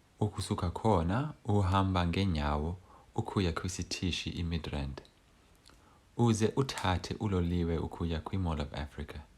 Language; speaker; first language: Xhosa; non-native, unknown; English